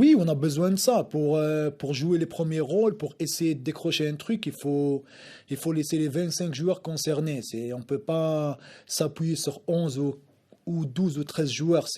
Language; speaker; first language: French; non-native, local second language; Arabic